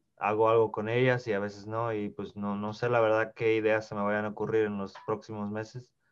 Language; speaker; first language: Spanish; early bilingual, heritage; Spanish